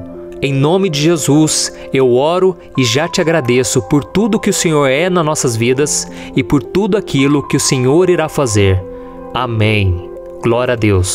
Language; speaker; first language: Portuguese; native; Portuguese